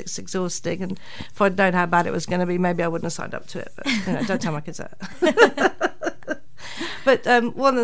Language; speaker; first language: English; native; English